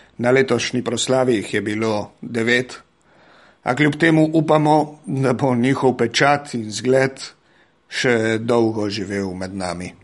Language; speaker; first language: Slovenian; early bilingual, heritage; Slovenian